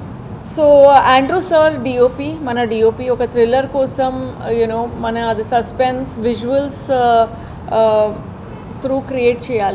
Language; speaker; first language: Telugu; non-native, fluent; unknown